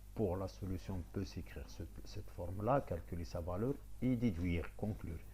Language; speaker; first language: French; non-native, local second language; Arabic